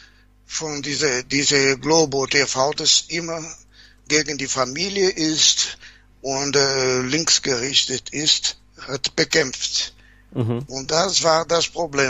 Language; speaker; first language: German; non-native, fluent; Portuguese